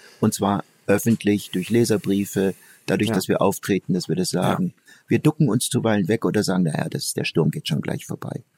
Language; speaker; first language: German; early bilingual, other home language; Turkish